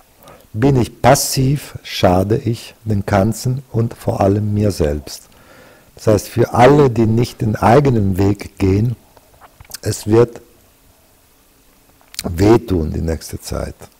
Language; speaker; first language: German; non-native, fluent; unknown